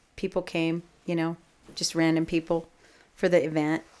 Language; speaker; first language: English; native; English